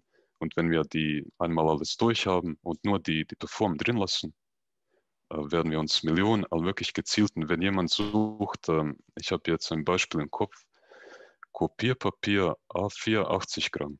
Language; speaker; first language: German; native; German